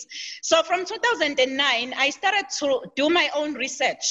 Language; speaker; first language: English; non-native, local second language; Zulu